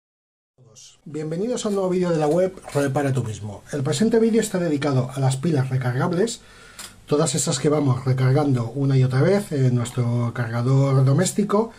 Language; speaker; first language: Spanish; native; Spanish